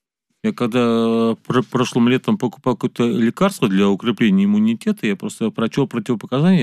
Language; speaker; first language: Russian; native; Russian